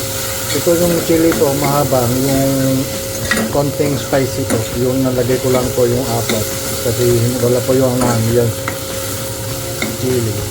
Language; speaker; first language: Filipino; non-native, local second language; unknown